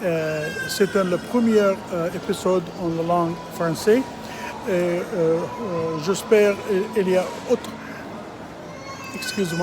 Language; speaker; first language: French; non-native, learner; Arabic